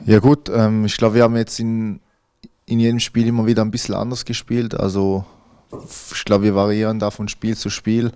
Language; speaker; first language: German; native; German